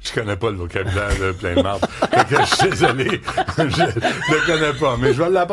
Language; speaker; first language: French; native; French